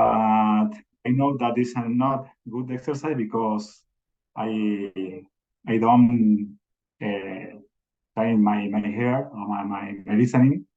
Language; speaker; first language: English; non-native, learner; Spanish